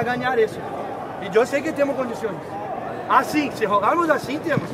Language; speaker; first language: Spanish; non-native, learner; Portuguese